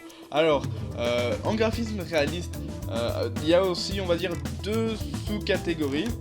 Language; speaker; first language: French; native; French